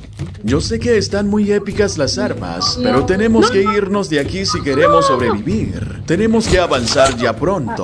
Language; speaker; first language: Spanish; native; Spanish